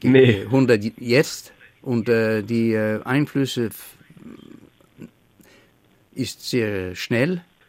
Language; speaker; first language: German; non-native, fluent; Faroese